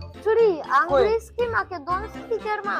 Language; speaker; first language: Macedonian; early bilingual, heritage; Macedonian